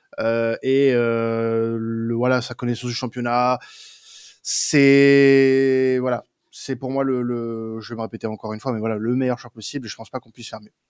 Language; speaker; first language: French; native; French